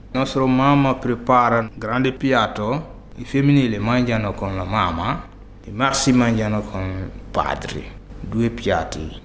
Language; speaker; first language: Italian; non-native, learner; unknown